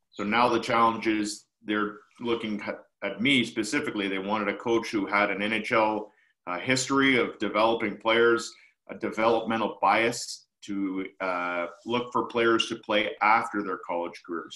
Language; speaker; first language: English; native; English